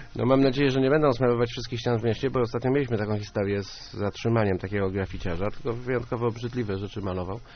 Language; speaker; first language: Polish; native; Polish